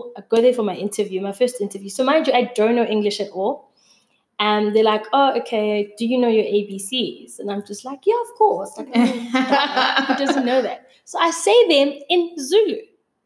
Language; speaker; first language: English; early bilingual, other home language; Zulu